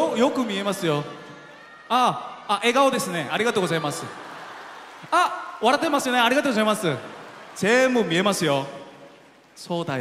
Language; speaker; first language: Japanese; non-native, fluent; Korean